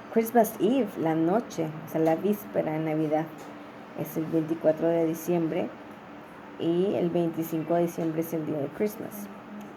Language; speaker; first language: Spanish; native; Spanish